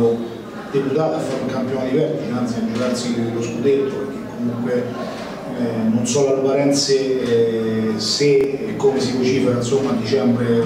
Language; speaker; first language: Italian; native; Italian